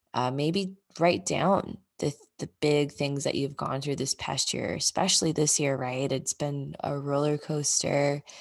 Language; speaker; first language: English; native; English